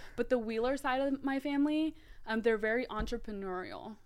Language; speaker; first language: English; native; English